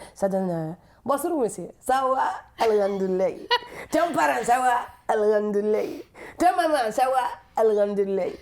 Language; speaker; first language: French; native; French